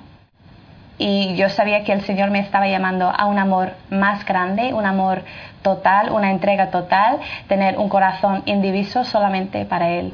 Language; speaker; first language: Spanish; non-native, fluent; French